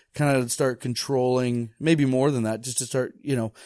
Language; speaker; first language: English; native; English